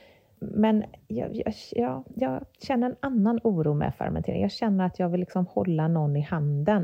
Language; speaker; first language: Swedish; native; Swedish